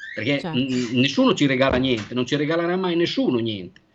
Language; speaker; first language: Italian; native; Italian